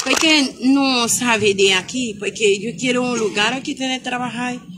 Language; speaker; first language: Spanish; non-native, learner; Haitian Creole